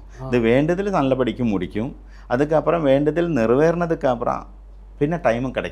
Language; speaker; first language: Tamil; non-native, local second language; Malayalam